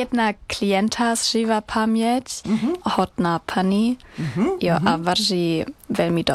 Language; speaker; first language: Czech; non-native, learner; German